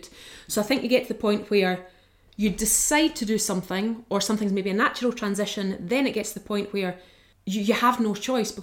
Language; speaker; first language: English; native; English